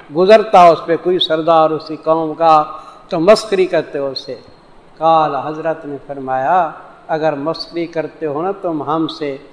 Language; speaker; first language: Urdu; non-native, local second language; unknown